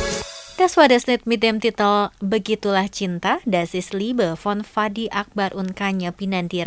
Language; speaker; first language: German; non-native, fluent; Indonesian